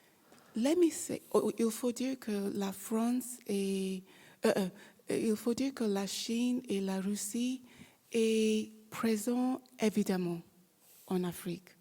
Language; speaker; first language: French; non-native, learner; English